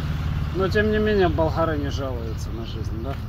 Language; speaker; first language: Russian; native; Russian